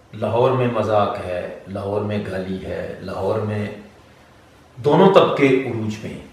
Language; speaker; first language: Urdu; non-native, local second language; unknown